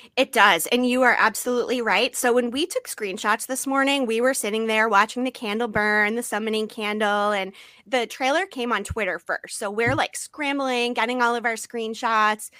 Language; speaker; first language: English; native; English